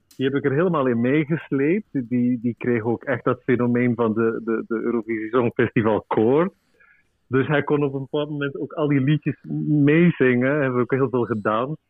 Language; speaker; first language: Dutch; native; Dutch